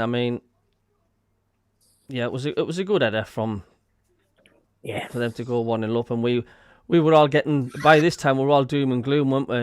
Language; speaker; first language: English; native; English